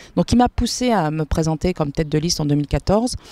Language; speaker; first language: French; native; French